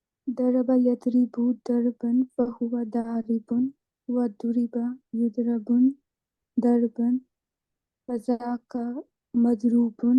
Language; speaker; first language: Arabic; non-native, learner; Urdu